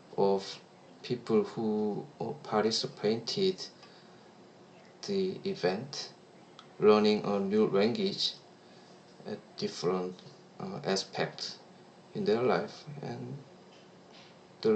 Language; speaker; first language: English; non-native, learner; Korean